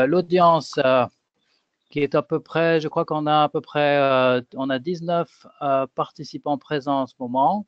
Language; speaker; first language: French; native; French